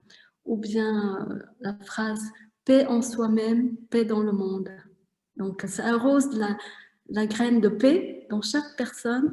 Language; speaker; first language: French; non-native, fluent; Vietnamese